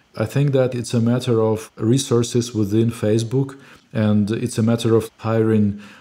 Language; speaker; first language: English; non-native, fluent; Ukrainian